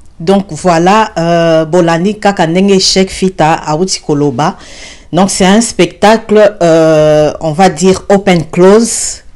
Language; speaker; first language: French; non-native, local second language; Lingala